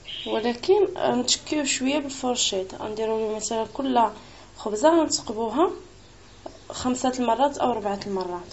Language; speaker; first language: Arabic; native; Arabic